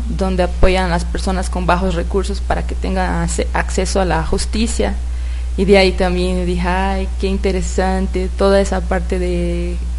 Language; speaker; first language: Spanish; non-native, fluent; Portuguese